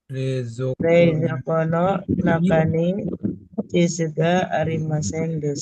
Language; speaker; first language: Japanese; non-native, learner; Indonesian